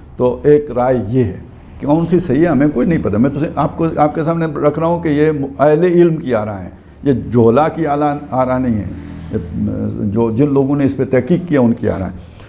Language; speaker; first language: Urdu; non-native, local second language; Northern Hindko